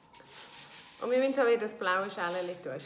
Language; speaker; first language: German; native; German